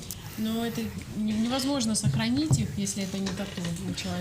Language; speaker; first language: Russian; native; Russian